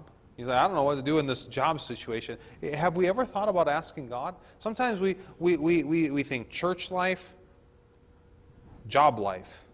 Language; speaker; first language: English; native; English